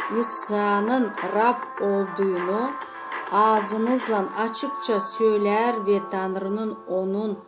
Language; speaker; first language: Turkish; non-native, fluent; Azerbaijani